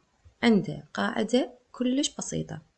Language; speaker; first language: Arabic; native; Arabic